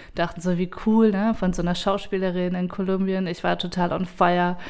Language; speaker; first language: German; native; German